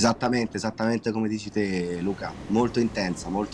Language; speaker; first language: Italian; native; Italian